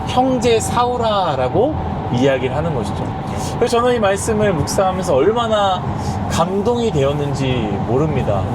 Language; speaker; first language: Korean; native; Korean